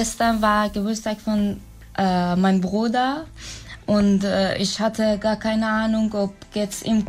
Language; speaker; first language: German; non-native, learner; Persian